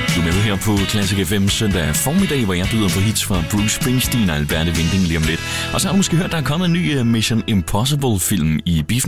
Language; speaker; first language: Danish; native; Danish